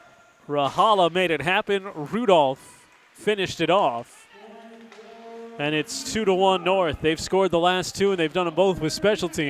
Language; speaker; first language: English; native; English